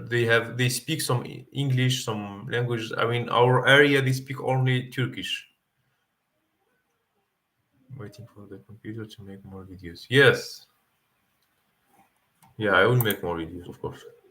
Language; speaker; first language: English; non-native, fluent; Arabic